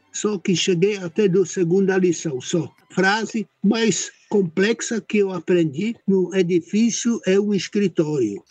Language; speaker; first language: Portuguese; non-native, fluent; Czech